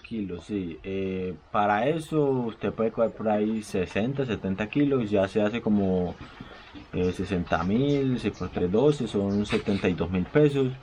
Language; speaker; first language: Spanish; native; Spanish